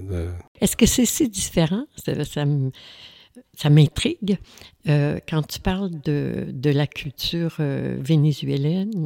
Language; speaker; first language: French; native; French